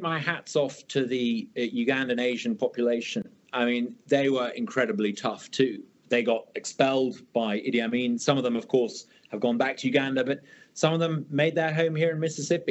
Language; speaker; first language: English; native; English